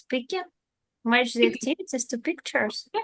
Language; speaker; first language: English; non-native, learner; Russian